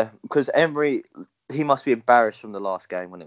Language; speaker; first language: English; native; English